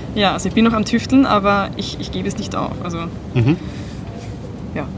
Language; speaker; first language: German; native; German